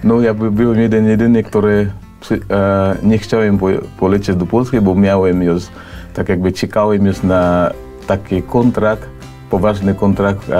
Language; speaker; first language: Polish; non-native, fluent; Cebuano